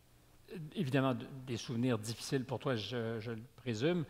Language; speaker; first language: French; native; French